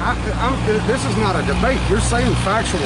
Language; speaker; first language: English; native; English